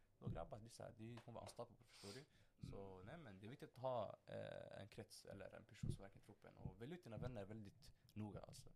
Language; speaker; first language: Swedish; early bilingual, other home language; Somali